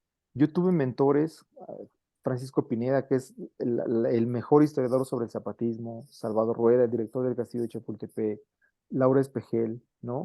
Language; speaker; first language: Spanish; native; Spanish